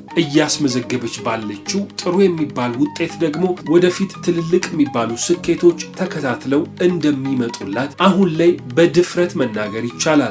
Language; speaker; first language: Amharic; native; Amharic